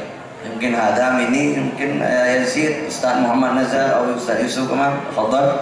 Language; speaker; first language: Arabic; non-native, fluent; Indonesian